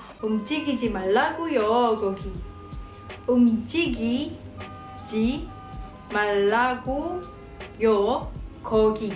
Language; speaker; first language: Korean; non-native, fluent; Indonesian